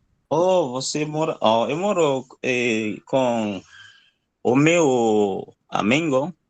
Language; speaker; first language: Portuguese; non-native, learner; Haitian Creole